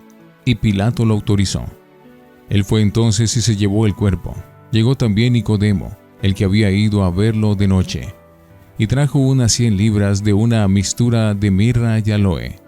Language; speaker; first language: Spanish; native; Spanish